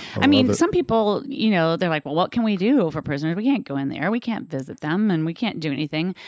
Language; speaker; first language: English; native; English